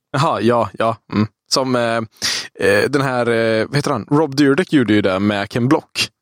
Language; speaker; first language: Swedish; native; Swedish